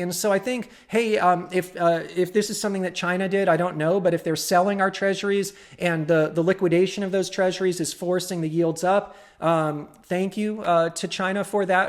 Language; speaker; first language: English; native; English